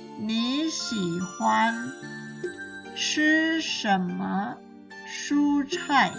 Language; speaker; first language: Chinese; non-native, fluent; Indonesian